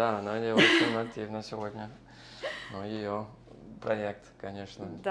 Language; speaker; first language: Russian; non-native, learner; English